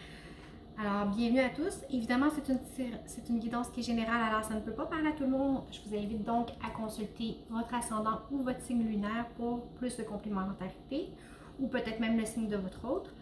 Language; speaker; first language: French; native; French